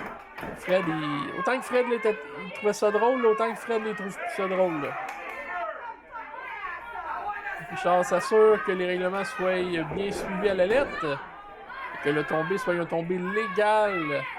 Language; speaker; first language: French; native; French